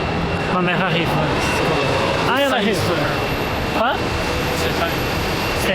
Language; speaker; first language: French; non-native, fluent; Portuguese